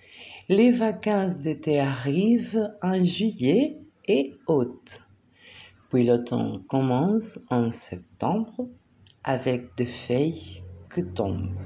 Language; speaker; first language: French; non-native, fluent; Spanish